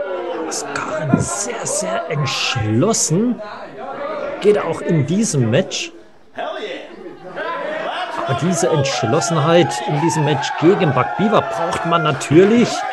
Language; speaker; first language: German; native; German